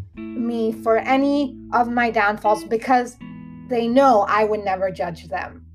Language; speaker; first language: English; early bilingual, other home language; Hindi